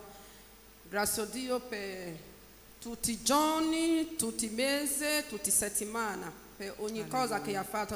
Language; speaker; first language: Italian; non-native, learner; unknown